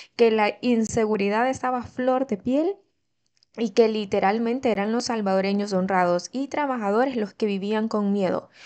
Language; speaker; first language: Spanish; native; Spanish